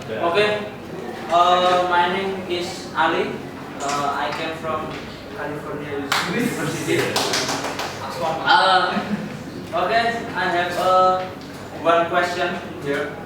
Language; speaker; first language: English; non-native, learner; Indonesian